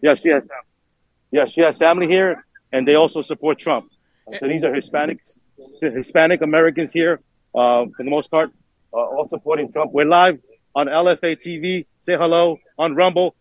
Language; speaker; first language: English; native; English